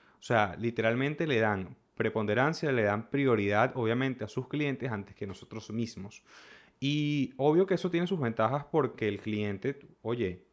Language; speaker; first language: Spanish; native; Spanish